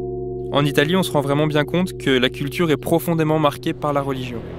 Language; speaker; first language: French; native; French